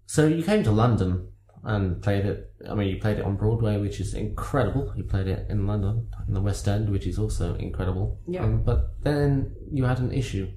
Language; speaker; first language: English; native; English